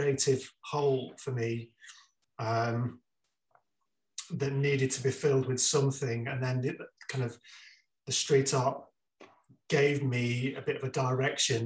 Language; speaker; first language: English; native; English